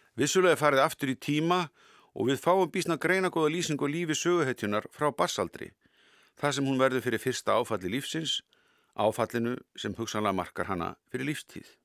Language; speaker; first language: Icelandic; native; Icelandic